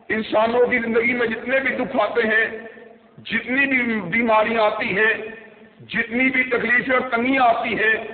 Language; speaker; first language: Urdu; non-native, local second language; Punjabi